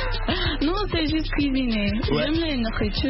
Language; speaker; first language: French; non-native, learner; English